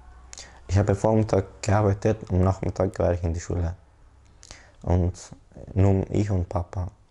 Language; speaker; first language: German; non-native, learner; Persian